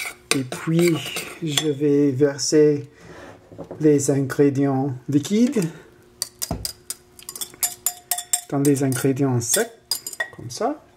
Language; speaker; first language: French; non-native, learner; English